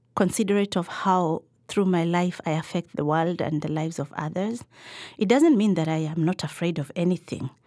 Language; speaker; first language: English; non-native, local second language; Kikuyu